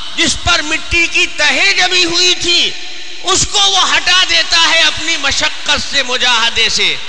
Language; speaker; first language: Urdu; native; Urdu